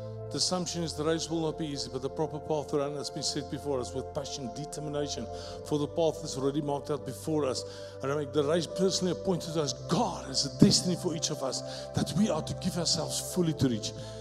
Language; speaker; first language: English; non-native, local second language; Afrikaans